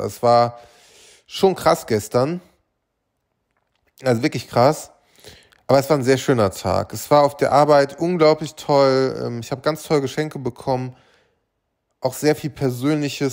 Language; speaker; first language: German; native; German